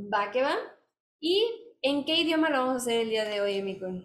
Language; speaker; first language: Spanish; native; Spanish